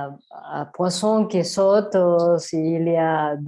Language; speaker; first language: French; non-native, learner; Spanish